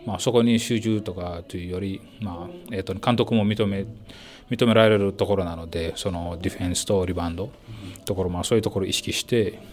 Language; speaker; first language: Japanese; non-native, fluent; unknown